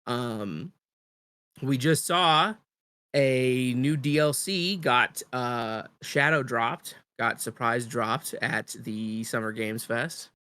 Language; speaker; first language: English; native; English